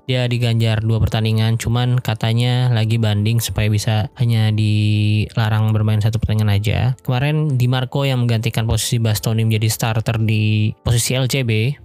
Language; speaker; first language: Indonesian; native; Indonesian